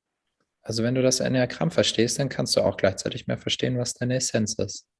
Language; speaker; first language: German; native; German